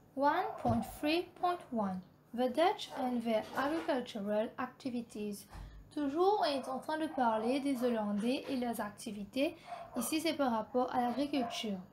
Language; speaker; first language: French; non-native, local second language; Morisyen